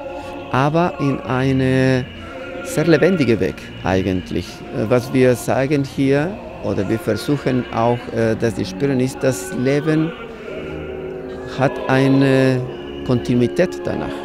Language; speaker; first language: German; non-native, fluent; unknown